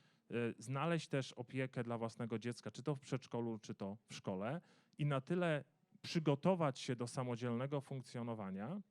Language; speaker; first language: Polish; native; Polish